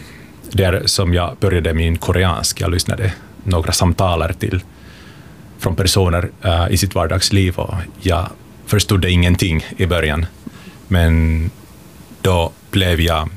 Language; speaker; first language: Swedish; non-native, local second language; Finnish